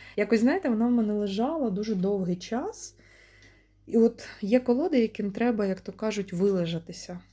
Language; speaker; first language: Ukrainian; non-native, local second language; Russian